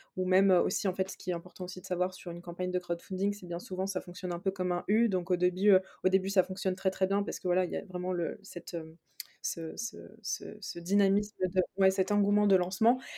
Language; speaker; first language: French; native; French